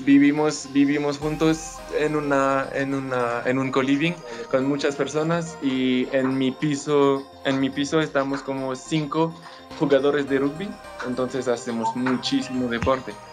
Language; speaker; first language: Spanish; non-native, fluent; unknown